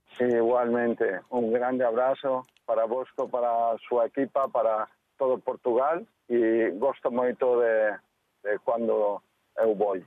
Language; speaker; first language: Portuguese; non-native, learner; Spanish